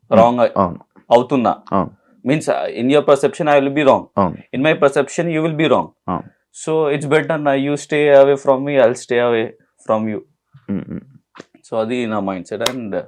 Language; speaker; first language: Telugu; non-native, learner; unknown